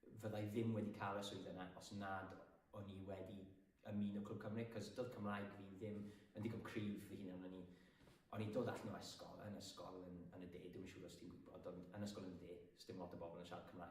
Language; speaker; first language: Welsh; non-native, local second language; English